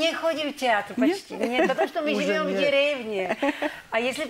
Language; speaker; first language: Russian; non-native, learner; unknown